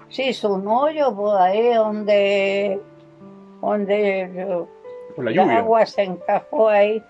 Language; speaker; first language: Spanish; native; Spanish